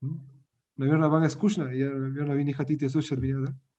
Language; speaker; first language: Russian; non-native, learner; Spanish